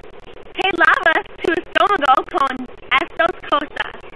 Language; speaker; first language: Spanish; non-native, learner; English